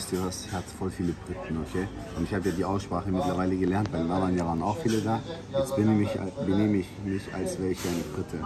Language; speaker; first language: German; early bilingual, other home language; Turkish